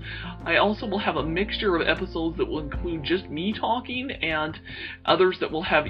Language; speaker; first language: English; native; English